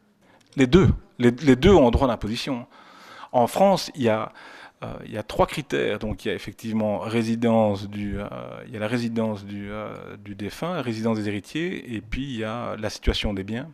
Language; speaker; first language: French; native; French